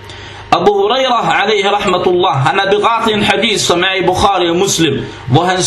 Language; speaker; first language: Danish; early bilingual, other home language; Arabic